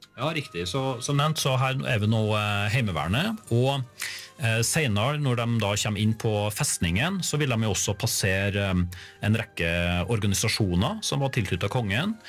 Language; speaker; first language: Norwegian; native; Norwegian